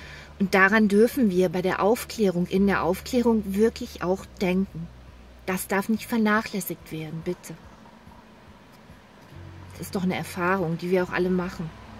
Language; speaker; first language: German; native; German